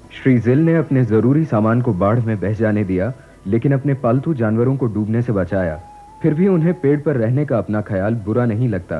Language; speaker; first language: Hindi; native; Hindi